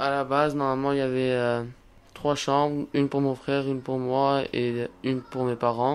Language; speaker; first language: French; early bilingual, other home language; Albanian